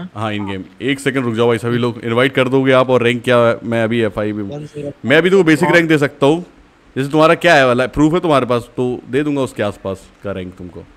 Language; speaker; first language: Hindi; native; Hindi